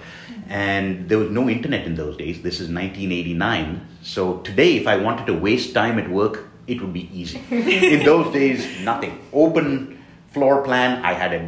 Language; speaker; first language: English; non-native, local second language; Tamil